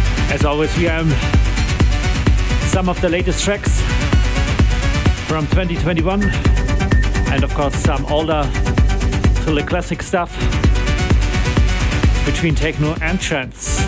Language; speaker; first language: English; non-native, fluent; German